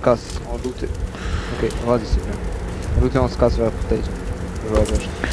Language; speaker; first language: French; native; French